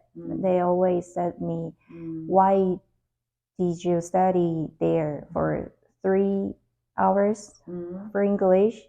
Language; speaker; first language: English; non-native, learner; Korean